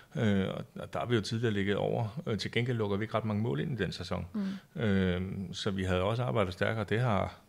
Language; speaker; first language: Danish; native; Danish